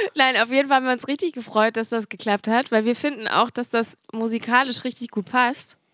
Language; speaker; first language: German; native; German